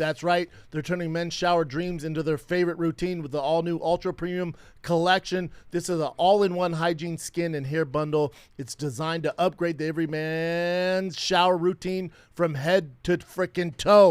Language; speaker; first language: English; native; English